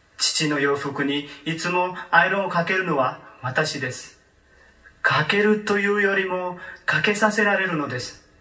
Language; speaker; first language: Japanese; non-native, learner; Marathi